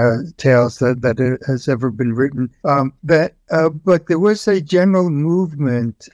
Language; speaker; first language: English; native; English